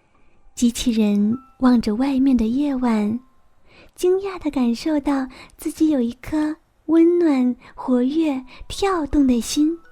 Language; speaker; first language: Chinese; native; Chinese